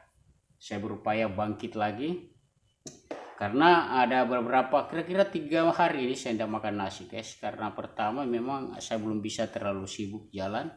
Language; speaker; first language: Indonesian; non-native, local second language; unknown